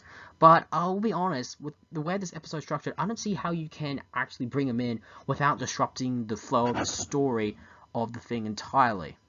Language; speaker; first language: English; native; English